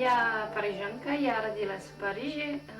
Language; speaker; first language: Russian; non-native, fluent; French